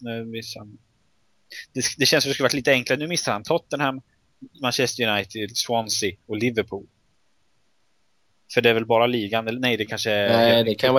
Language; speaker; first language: Swedish; native; Swedish